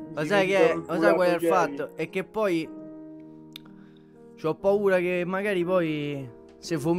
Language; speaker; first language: Italian; native; Italian